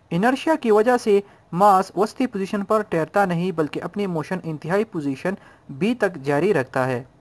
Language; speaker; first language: Urdu; non-native, local second language; Pashto